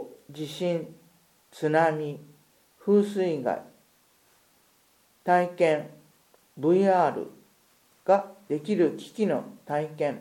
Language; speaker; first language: Japanese; native; Japanese